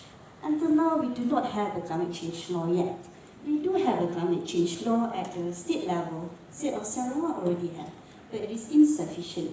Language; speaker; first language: English; non-native, local second language; Malay